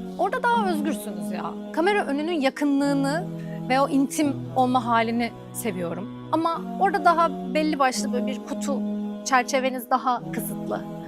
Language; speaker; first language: Turkish; native; Turkish